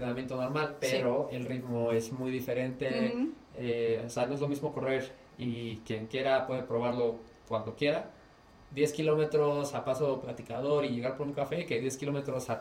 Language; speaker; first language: Spanish; native; Spanish